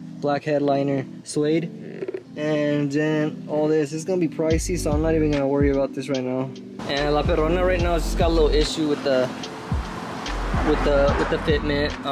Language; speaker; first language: English; early bilingual, other home language; Spanish